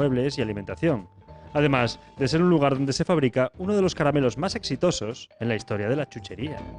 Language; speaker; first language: Spanish; native; Spanish